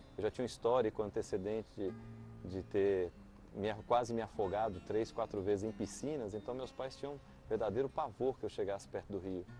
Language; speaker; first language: Portuguese; early bilingual, other home language; Spanish